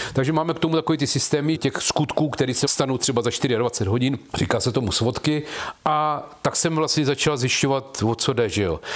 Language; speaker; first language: Czech; native; Czech